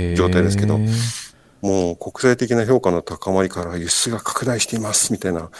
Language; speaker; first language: Japanese; native; Japanese